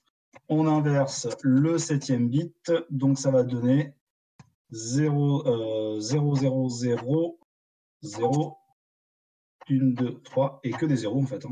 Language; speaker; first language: French; native; French